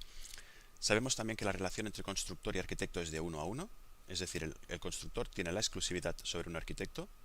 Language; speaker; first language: Spanish; native; Spanish